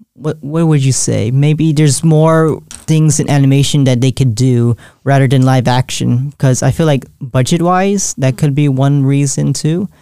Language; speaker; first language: English; native; English